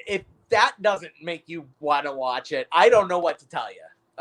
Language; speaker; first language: English; native; English